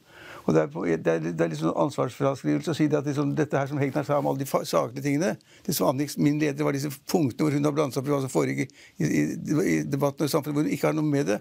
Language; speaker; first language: Norwegian; native; Norwegian